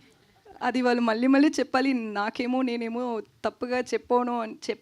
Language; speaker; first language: Telugu; non-native, learner; Tamil